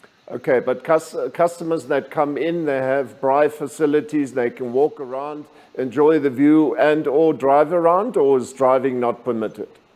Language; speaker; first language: English; non-native, local second language; German